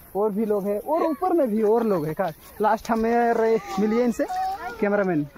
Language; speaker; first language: Hindi; non-native, local second language; Magahi